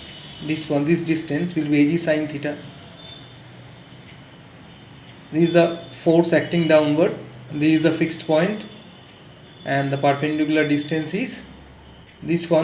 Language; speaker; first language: English; non-native, local second language; Bangla